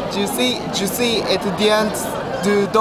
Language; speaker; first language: French; non-native, learner; Japanese